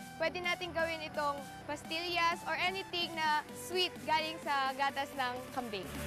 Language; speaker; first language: Filipino; non-native, local second language; Iloko